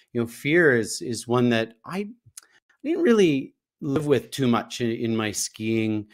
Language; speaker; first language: English; native; English